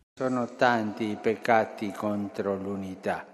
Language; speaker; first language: Italian; non-native, fluent; Spanish